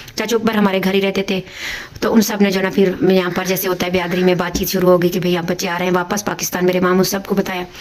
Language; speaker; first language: Hindi; native; Hindi